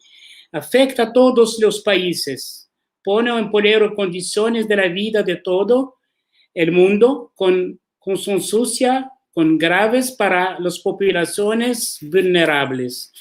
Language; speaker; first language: Spanish; non-native, learner; Arabic